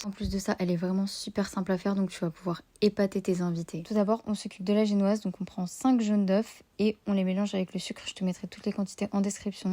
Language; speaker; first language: French; native; French